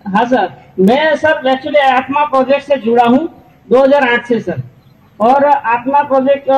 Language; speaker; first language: Hindi; non-native, local second language; Gujarati